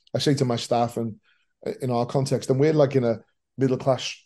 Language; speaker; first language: English; native; English